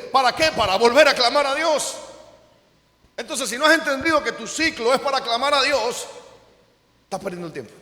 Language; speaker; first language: Spanish; native; Spanish